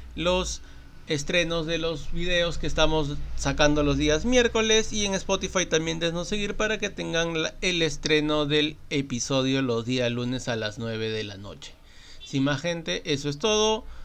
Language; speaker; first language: Spanish; native; Spanish